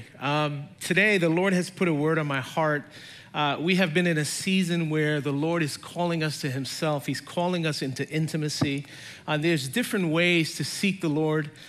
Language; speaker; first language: English; native; English